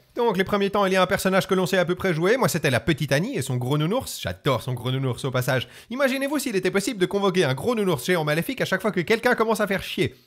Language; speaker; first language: French; native; French